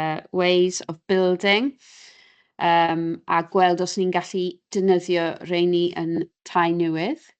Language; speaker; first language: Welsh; non-native, local second language; English